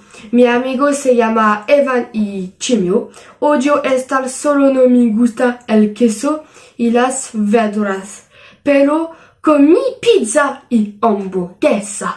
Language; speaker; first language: Spanish; non-native, learner; French